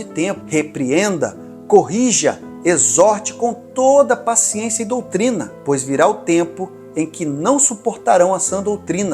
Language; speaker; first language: Portuguese; native; Portuguese